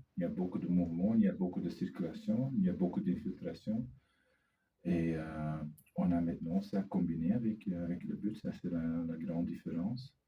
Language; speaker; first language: French; non-native, fluent; Dutch